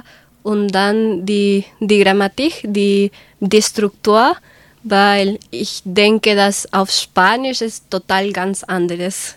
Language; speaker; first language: German; non-native, learner; Spanish